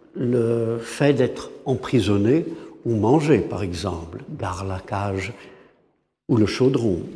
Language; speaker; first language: French; non-native, fluent; English